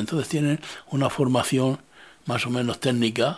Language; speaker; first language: Spanish; native; Spanish